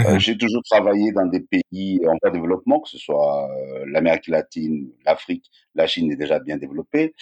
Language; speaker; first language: French; non-native, local second language; Malagasy